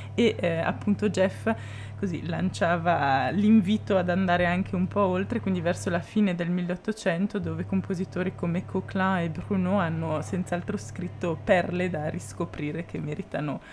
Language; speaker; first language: Italian; native; Italian